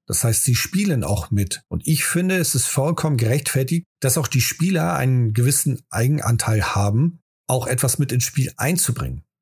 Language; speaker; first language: German; native; German